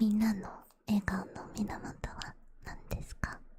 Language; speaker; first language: Japanese; non-native, fluent; English